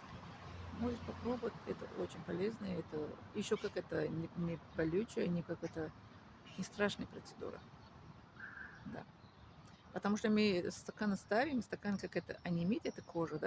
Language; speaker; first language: Russian; non-native, learner; Tajik